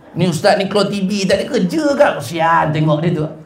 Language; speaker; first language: Malay; native; Malay